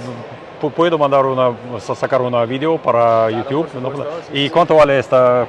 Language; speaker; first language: Spanish; non-native, learner; Russian